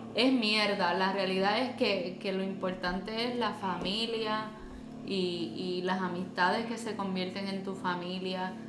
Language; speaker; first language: Spanish; native; Spanish